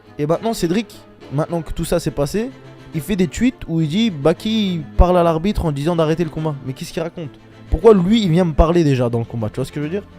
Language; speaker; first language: French; early bilingual, other home language; Chechen